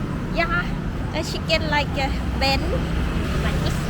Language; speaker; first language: English; non-native, learner; Thai